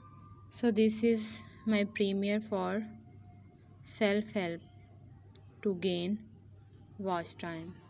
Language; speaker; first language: English; non-native, learner; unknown